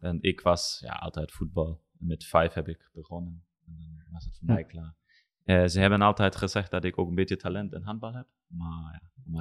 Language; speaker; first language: Dutch; non-native, learner; German